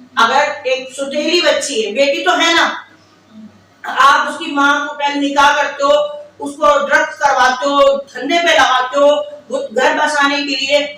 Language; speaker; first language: Urdu; native; Urdu